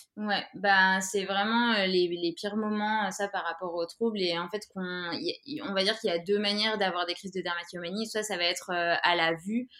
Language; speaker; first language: French; native; French